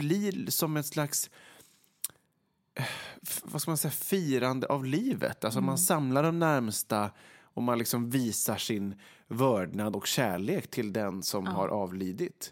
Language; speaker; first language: Swedish; native; Swedish